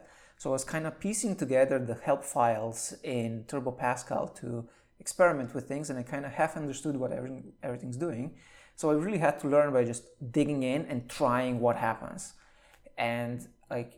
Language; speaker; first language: English; non-native, fluent; Slovenian